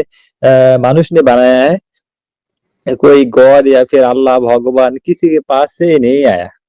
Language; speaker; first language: Hindi; non-native, learner; Bangla